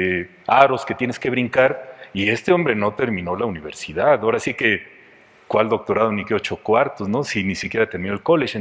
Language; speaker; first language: Spanish; native; Spanish